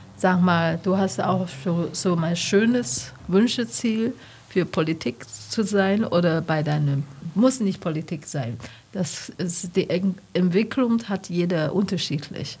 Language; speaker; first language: German; non-native, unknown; Chinese